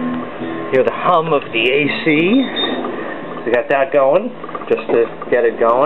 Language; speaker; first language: English; native; English